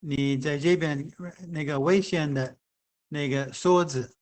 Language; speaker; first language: Chinese; non-native, fluent; English